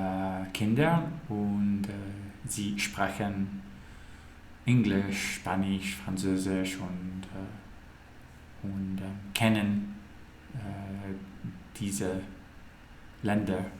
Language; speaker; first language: German; non-native, learner; English